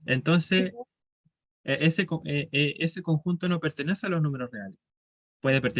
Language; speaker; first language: Spanish; native; Spanish